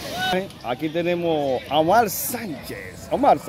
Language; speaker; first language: Spanish; native; Spanish